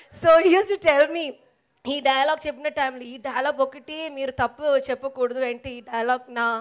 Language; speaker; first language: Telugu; non-native, learner; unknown